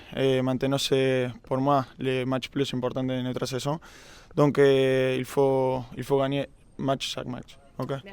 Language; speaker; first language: French; non-native, learner; Spanish